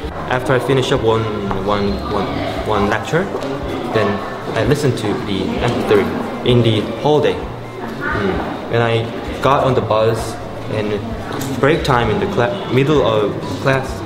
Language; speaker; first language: English; non-native, learner; Korean